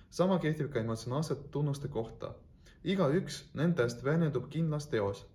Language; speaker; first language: Estonian; non-native, local second language; Russian